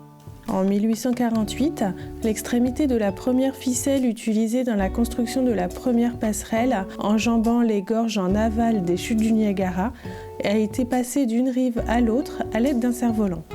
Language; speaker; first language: French; native; French